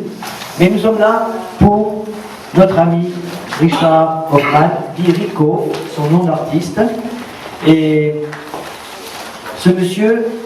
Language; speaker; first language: French; native; French